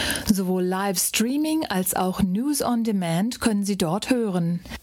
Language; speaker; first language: German; native; German